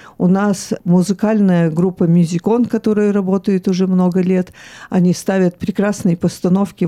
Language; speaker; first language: Russian; early bilingual, heritage; Russian